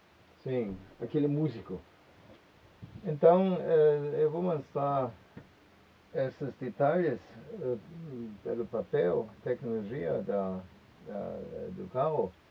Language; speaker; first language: Portuguese; non-native, fluent; German